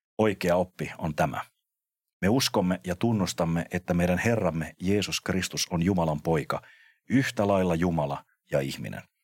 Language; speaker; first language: Finnish; native; Finnish